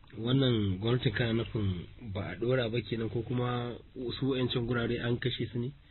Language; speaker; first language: Hausa; native; Hausa